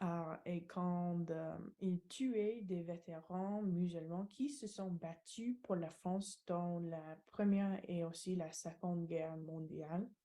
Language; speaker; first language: French; non-native, learner; English